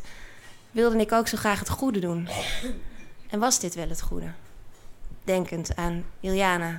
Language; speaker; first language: Dutch; native; Dutch